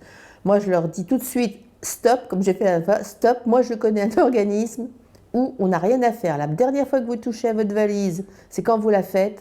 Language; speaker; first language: French; native; French